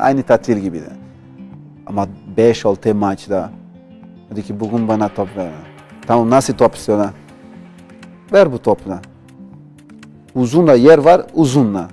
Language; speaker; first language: Turkish; non-native, learner; Portuguese